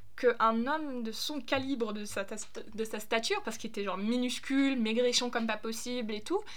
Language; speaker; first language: French; non-native, fluent; German